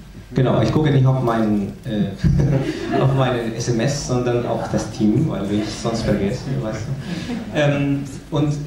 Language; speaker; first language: German; non-native, fluent; Spanish